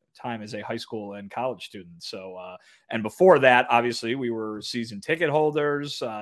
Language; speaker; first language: English; native; English